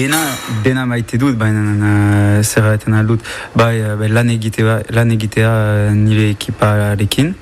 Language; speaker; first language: Basque; non-native, local second language; French